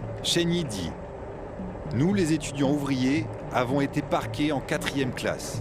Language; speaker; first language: French; native; French